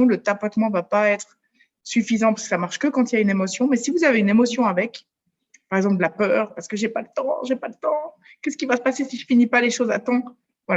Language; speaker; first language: French; native; French